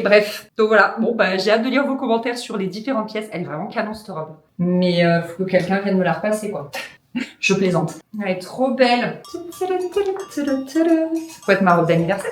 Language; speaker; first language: French; native; French